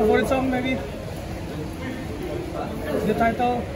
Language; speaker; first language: English; non-native, learner; Indonesian